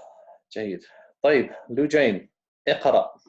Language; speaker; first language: Arabic; non-native, fluent; English